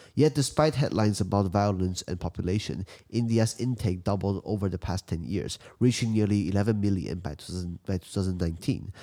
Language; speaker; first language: English; non-native, fluent; Chinese